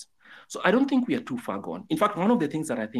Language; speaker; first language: English; non-native, local second language; Luo (Kenya and Tanzania)